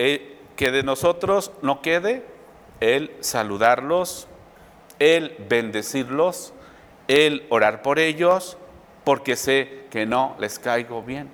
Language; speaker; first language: Spanish; native; Spanish